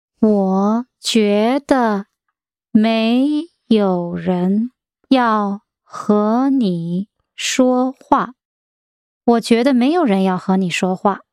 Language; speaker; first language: Chinese; non-native, learner; English